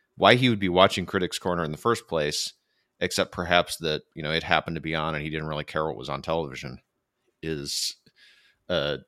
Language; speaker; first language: English; native; English